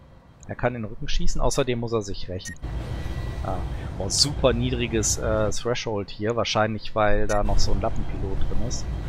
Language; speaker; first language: German; native; German